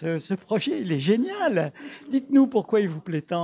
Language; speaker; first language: French; native; French